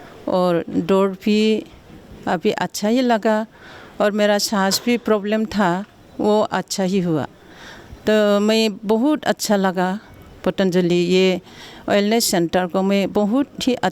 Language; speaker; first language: Hindi; non-native, local second language; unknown